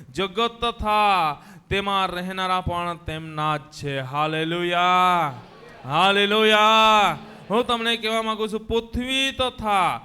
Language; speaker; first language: Gujarati; non-native, local second language; Gamit